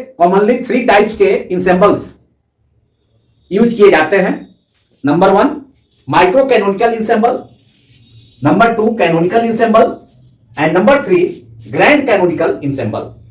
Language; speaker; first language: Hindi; native; Hindi